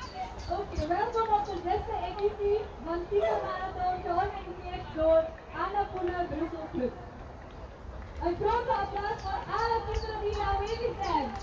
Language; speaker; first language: Dutch; non-native, learner; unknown